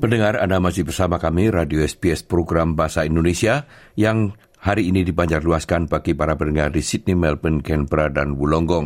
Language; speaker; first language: Indonesian; native; Indonesian